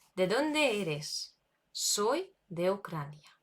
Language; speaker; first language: Spanish; non-native, fluent; Ukrainian